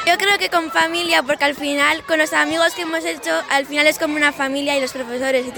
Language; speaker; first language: Spanish; native; Spanish